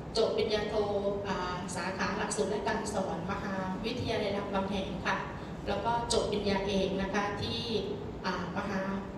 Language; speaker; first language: Thai; non-native, local second language; Northeastern Thai